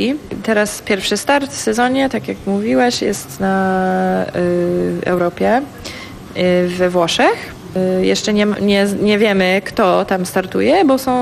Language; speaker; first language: Polish; non-native, fluent; English